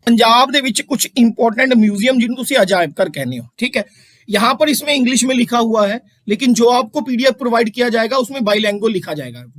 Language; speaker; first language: Hindi; non-native, local second language; Punjabi